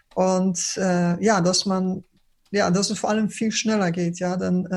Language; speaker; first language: German; early bilingual, other home language; Polish